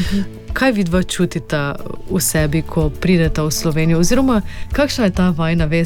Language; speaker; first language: Slovenian; native; Slovenian